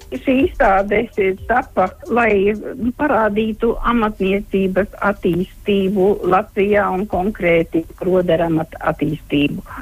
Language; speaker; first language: Latvian; native; Latvian